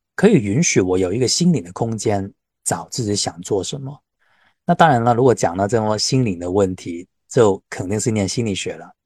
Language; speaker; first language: Chinese; non-native, local second language; Cantonese